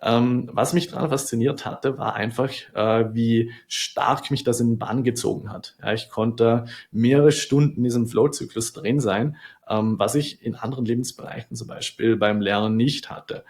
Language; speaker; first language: German; native; German